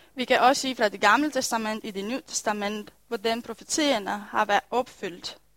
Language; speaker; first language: Danish; non-native, fluent; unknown